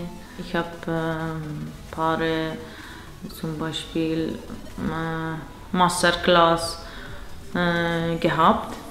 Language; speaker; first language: German; non-native, learner; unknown